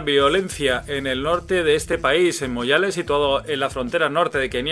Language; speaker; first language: Spanish; native; Spanish